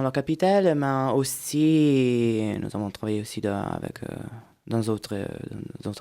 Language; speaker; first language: French; non-native, fluent; Italian